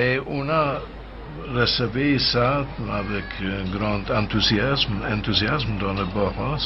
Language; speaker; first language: French; non-native, fluent; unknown